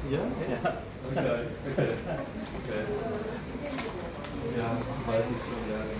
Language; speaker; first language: German; non-native, fluent; Russian